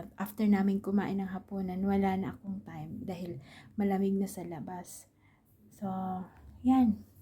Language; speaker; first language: Filipino; non-native, local second language; Waray